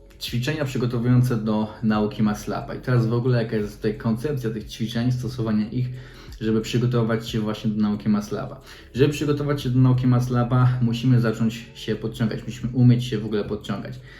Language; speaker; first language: Polish; native; Polish